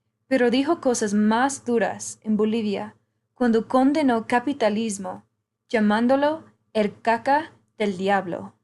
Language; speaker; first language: Spanish; non-native, learner; English